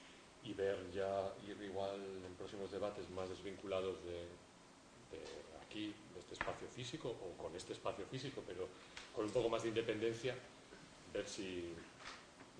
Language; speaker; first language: Spanish; native; Spanish